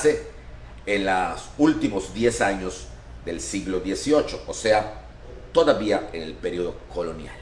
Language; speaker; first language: Spanish; native; Spanish